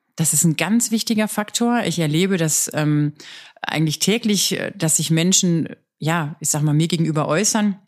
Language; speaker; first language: German; native; German